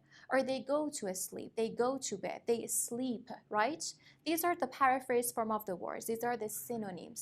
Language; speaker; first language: English; non-native, fluent; Persian